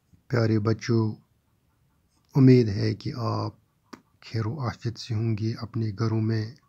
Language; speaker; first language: Urdu; non-native, local second language; Kashmiri